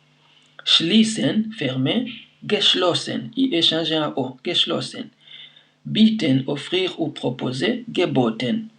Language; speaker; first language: German; non-native, fluent; French